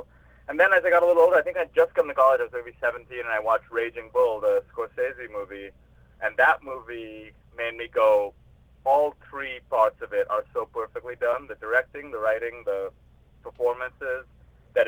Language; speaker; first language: English; non-native, local second language; Hindi